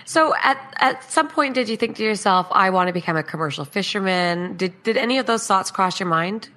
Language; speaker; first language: English; native; English